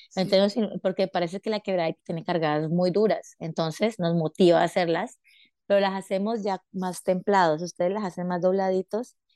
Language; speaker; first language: Spanish; native; Spanish